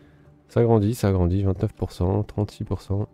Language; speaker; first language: French; native; French